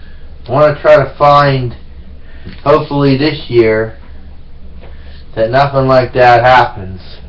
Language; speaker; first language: English; native; English